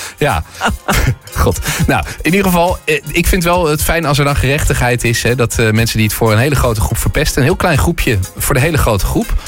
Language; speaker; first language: Dutch; native; Dutch